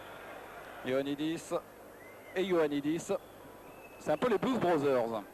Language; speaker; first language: French; native; French